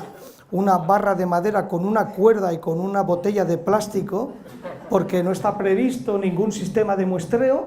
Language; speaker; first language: Spanish; native; Spanish